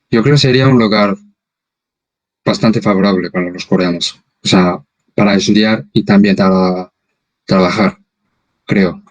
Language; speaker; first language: Spanish; non-native, fluent; Korean